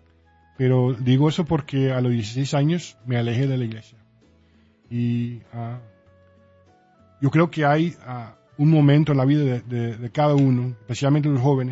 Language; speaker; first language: Spanish; early bilingual, heritage; Spanish